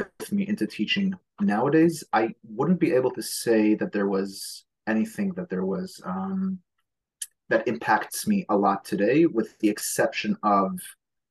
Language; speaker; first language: English; early bilingual, other home language; Hebrew